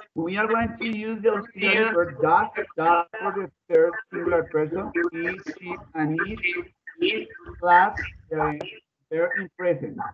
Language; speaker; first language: English; non-native, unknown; Spanish